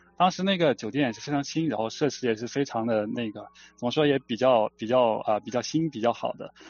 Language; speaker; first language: Chinese; native; Chinese